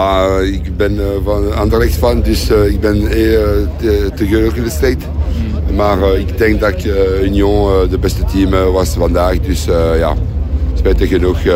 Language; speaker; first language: Dutch; non-native, local second language; French